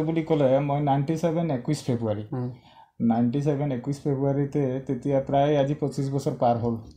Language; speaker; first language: Assamese; non-native, local second language; Sadri